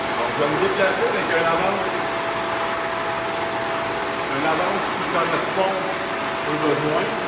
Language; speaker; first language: French; native; French